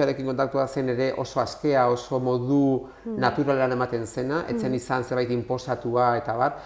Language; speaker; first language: Basque; non-native, local second language; Spanish